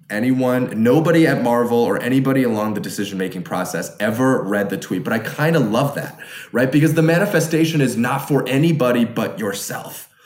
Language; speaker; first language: English; early bilingual, other home language; Chinese